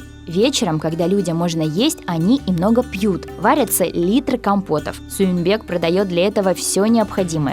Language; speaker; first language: Russian; native; Russian